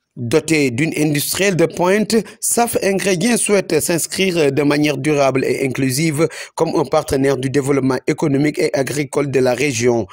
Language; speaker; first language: French; non-native, local second language; Wolof